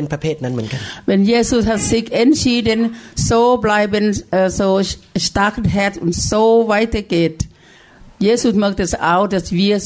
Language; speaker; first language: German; non-native, learner; Thai